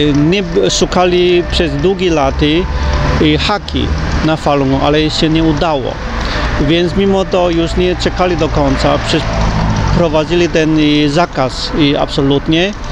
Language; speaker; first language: Polish; non-native, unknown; Chinese